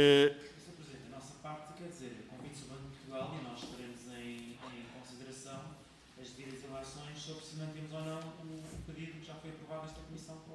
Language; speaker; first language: Portuguese; native; Portuguese